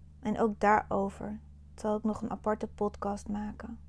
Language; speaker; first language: Dutch; native; Dutch